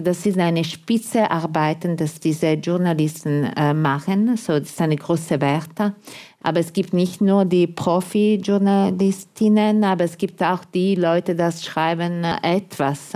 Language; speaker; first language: German; non-native, fluent; Italian